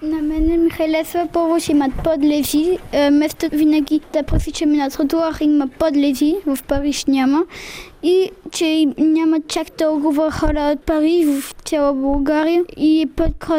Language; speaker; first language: Bulgarian; early bilingual, heritage; Bulgarian